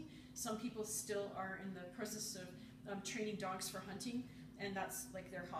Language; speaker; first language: English; native; English